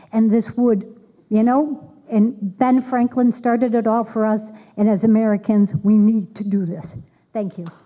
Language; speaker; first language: English; native; English